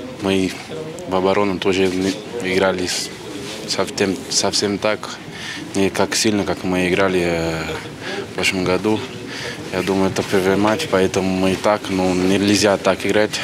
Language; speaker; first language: Russian; non-native, learner; Portuguese